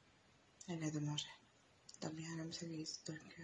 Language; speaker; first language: French; native; French